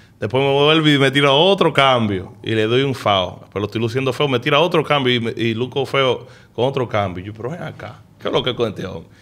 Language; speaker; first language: Spanish; early bilingual, heritage; Spanish